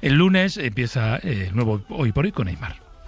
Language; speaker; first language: Spanish; native; Spanish